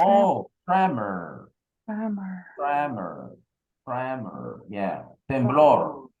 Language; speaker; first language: English; non-native, fluent; Spanish